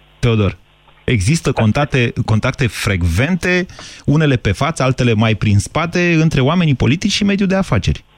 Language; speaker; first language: Romanian; native; Romanian